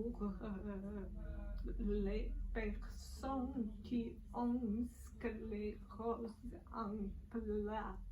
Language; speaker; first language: French; non-native, learner; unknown